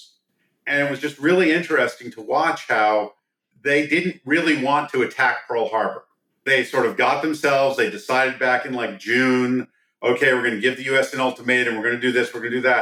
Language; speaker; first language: English; native; English